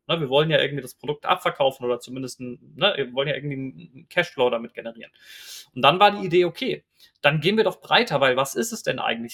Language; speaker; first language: German; native; German